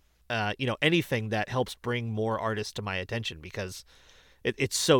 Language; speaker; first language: English; native; English